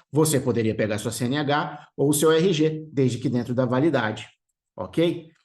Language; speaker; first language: Portuguese; native; Portuguese